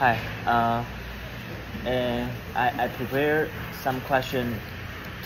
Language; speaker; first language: English; non-native, learner; Chinese